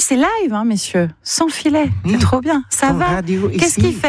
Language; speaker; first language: French; native; French